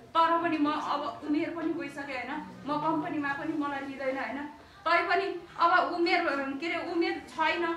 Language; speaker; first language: Nepali; non-native, local second language; Eastern Tamang